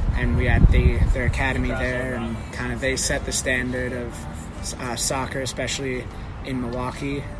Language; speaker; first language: English; native; English